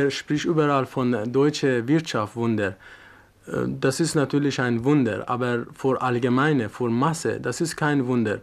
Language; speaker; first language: German; non-native, learner; Persian